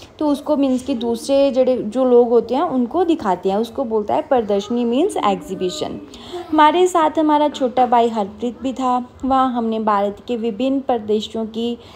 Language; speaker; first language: Hindi; non-native, local second language; Punjabi